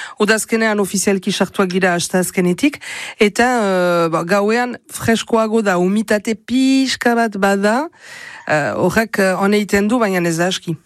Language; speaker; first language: Basque; native; Basque